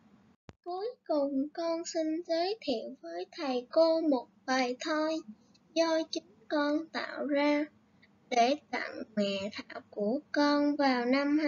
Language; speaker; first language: Vietnamese; native; Vietnamese